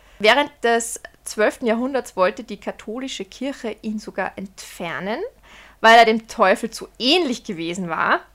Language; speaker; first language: German; early bilingual, other home language; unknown